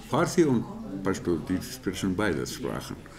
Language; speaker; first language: German; non-native, learner; Pashto